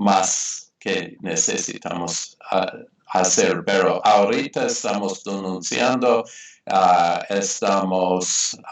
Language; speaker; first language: Spanish; non-native, fluent; English